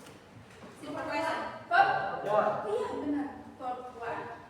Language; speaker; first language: English; non-native, learner; Indonesian